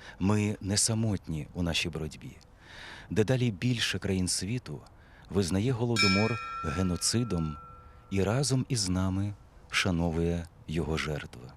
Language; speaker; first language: Ukrainian; native; Ukrainian